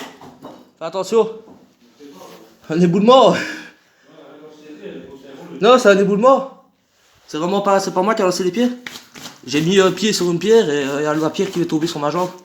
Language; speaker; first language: French; native; French